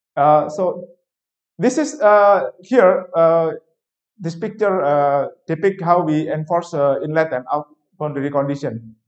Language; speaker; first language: English; non-native, fluent; Indonesian